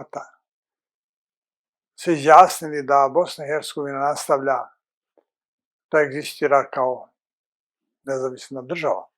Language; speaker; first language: Bosnian; native; Bosnian